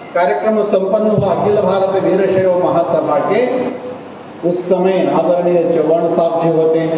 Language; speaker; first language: Hindi; non-native, local second language; Marathi